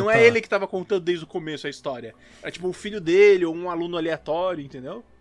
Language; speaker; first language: Portuguese; native; Portuguese